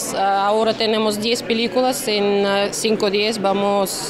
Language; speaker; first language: Spanish; non-native, learner; Russian